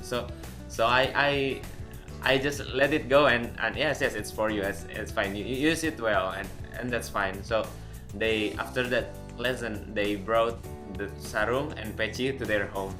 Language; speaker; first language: English; non-native, local second language; Indonesian